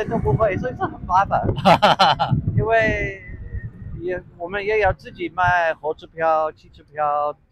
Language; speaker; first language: Chinese; non-native, fluent; English